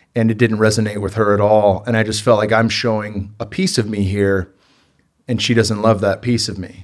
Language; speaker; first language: English; native; English